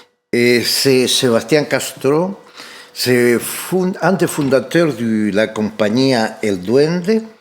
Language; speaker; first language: French; non-native, fluent; Spanish